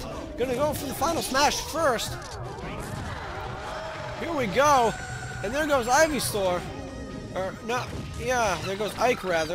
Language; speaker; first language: English; native; English